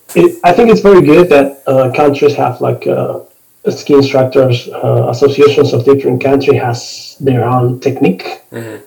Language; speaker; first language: English; non-native, fluent; Spanish